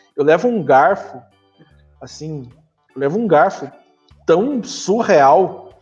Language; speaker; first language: Portuguese; native; Portuguese